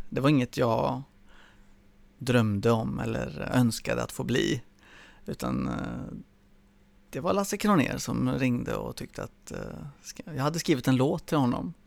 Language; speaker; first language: Swedish; early bilingual, other home language; Spanish